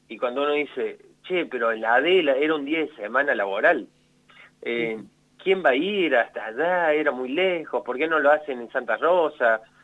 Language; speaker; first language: Spanish; native; Spanish